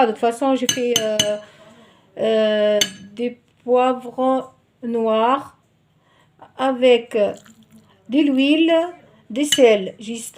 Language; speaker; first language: French; non-native, local second language; Arabic